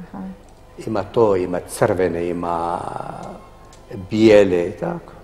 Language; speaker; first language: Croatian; non-native, fluent; Arabic